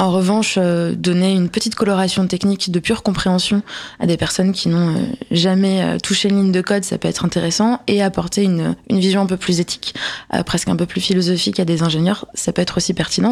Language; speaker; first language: French; native; French